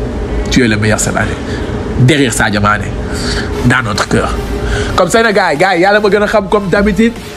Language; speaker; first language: French; non-native, local second language; Wolof